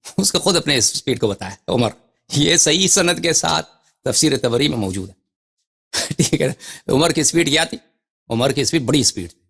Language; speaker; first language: Urdu; native; Urdu